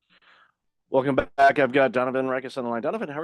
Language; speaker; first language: English; native; English